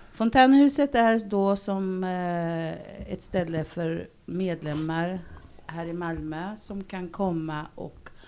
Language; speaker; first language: Swedish; early bilingual, other home language; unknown